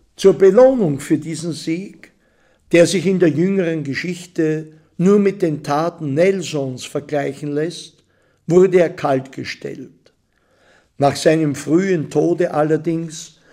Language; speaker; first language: German; native; German